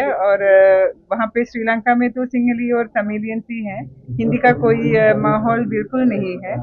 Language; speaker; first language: Hindi; non-native, fluent; Sinhala